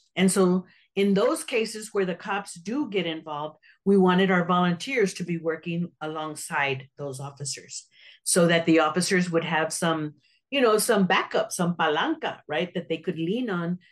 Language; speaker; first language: English; native; English